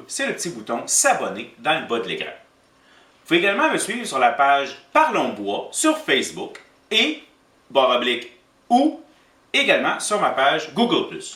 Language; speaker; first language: French; native; French